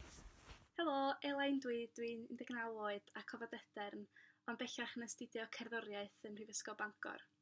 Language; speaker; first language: Welsh; native; Welsh